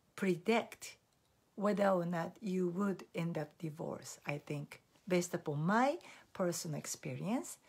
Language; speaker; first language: English; non-native, fluent; Japanese